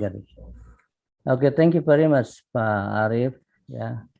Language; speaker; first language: English; non-native, fluent; Indonesian